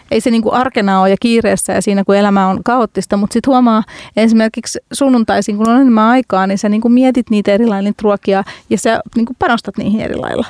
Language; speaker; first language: Finnish; early bilingual, other home language; Hungarian